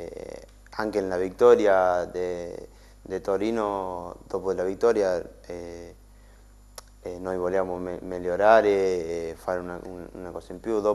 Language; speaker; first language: Italian; non-native, learner; Spanish